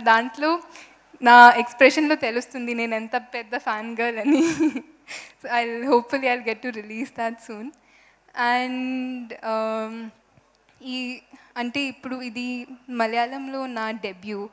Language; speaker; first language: Telugu; non-native, fluent; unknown